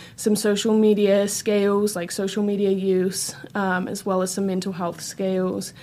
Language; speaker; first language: English; native; English